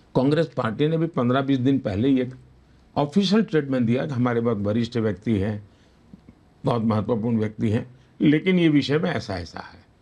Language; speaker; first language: Hindi; non-native, local second language; Gujarati